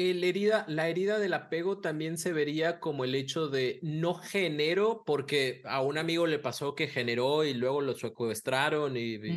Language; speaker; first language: Spanish; native; Spanish